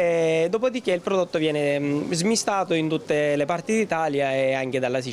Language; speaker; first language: Italian; native; Italian